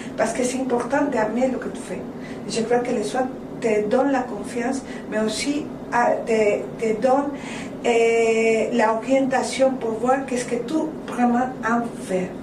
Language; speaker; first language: French; non-native, learner; Spanish